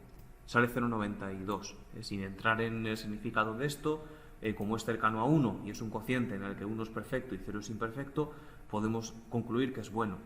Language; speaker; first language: Spanish; native; Spanish